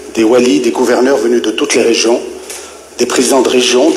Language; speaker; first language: French; non-native, local second language; Arabic